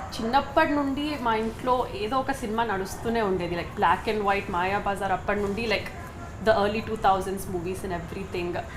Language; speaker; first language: Telugu; early bilingual, heritage; Telugu